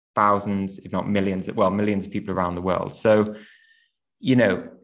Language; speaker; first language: English; native; English